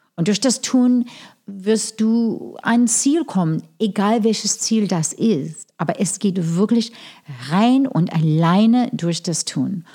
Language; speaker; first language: German; non-native, fluent; English